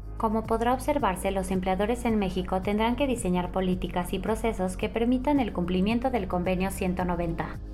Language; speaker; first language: Spanish; native; Spanish